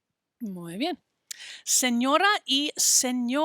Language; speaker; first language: Spanish; non-native, fluent; English